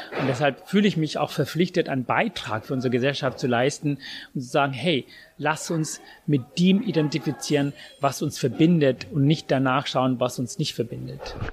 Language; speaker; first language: German; non-native, fluent; Tamil